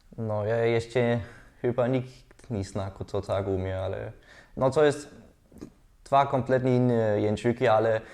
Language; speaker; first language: Polish; non-native, learner; Danish